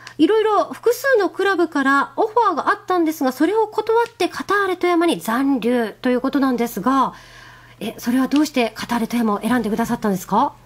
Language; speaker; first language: Japanese; native; Japanese